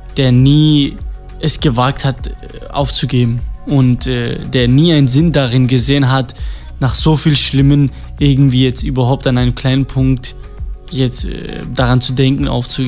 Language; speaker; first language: German; non-native, fluent; Kurdish